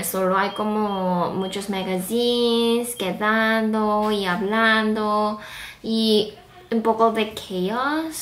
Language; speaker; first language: Spanish; non-native, fluent; Korean